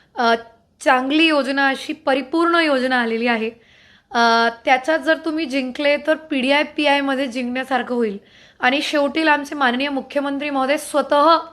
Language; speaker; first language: Marathi; non-native, fluent; Hindi